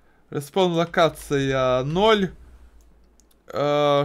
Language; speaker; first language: Russian; native; Russian